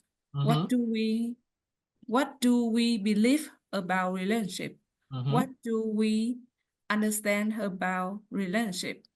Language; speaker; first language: English; non-native, learner; Vietnamese